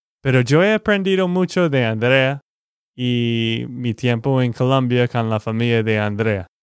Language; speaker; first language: Spanish; non-native, learner; English